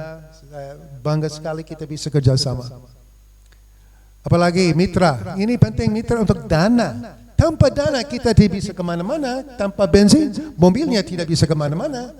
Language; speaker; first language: Indonesian; non-native, fluent; English